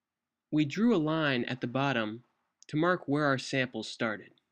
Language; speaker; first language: English; native; English